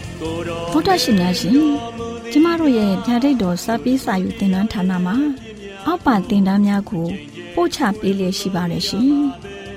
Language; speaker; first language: Burmese; native; Burmese